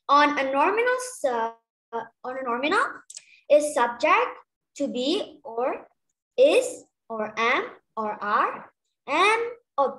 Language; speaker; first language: English; non-native, learner; Indonesian